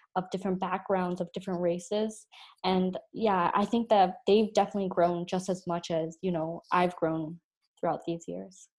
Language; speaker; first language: English; native; English